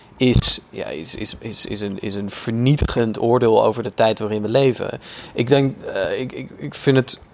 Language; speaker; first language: Dutch; native; Dutch